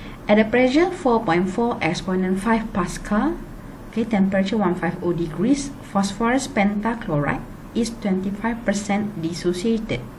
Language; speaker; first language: English; non-native, local second language; Malay